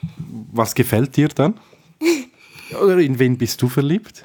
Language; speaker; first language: German; native; German